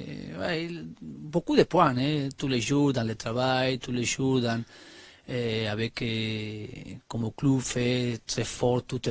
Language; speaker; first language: French; non-native, learner; Spanish